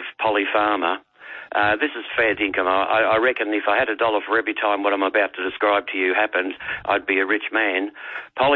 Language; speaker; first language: English; native; English